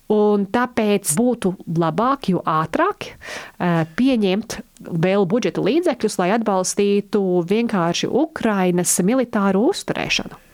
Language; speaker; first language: Latvian; early bilingual, heritage; Latvian